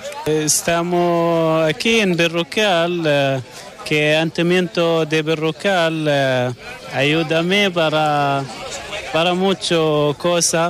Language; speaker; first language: Spanish; non-native, learner; Arabic